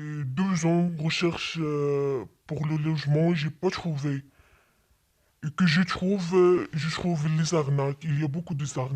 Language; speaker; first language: French; non-native, learner; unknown